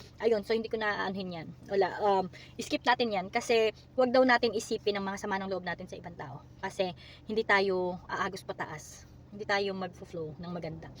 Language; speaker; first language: Filipino; native; Filipino